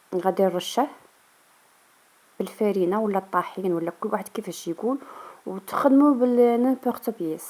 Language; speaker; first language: Arabic; native; Arabic